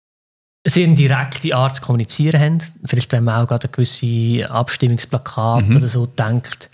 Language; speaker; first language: German; native; German